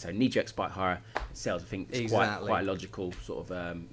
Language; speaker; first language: English; native; English